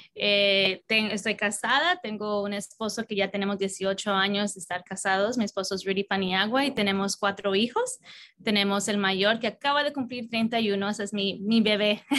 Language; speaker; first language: Spanish; early bilingual, heritage; Spanish